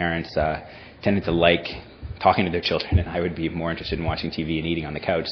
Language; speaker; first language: English; native; English